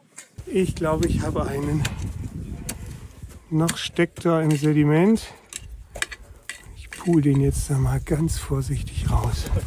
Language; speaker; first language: German; native; German